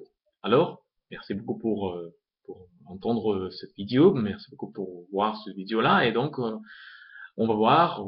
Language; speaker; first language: French; non-native, fluent; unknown